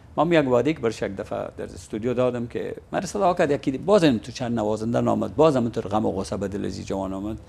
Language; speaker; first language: Persian; native; Persian